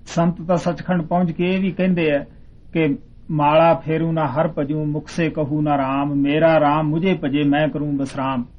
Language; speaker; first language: Punjabi; native; Punjabi